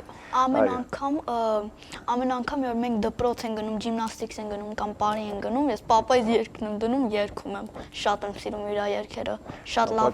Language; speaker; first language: Armenian; early bilingual, heritage; Armenian